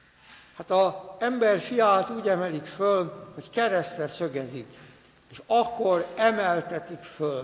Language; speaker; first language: Hungarian; native; Hungarian